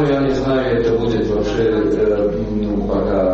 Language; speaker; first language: Russian; non-native, learner; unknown